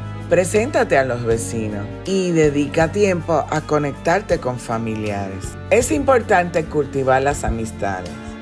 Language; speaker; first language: Spanish; native; Spanish